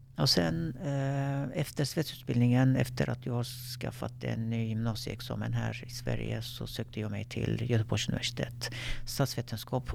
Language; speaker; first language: Swedish; non-native, fluent; Turkish